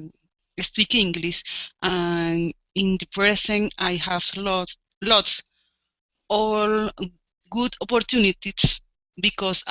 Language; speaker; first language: English; non-native, learner; Spanish